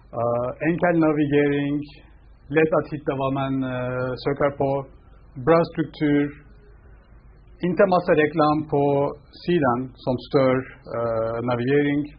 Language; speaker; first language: Swedish; non-native, fluent; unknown